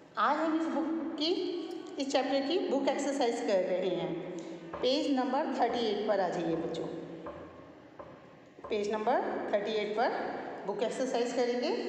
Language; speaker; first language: Hindi; native; Hindi